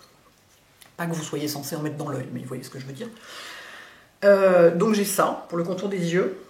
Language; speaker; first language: French; native; French